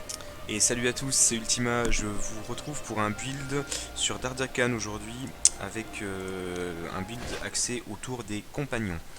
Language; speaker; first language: French; native; French